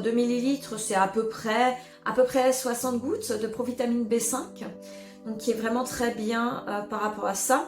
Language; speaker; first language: French; native; French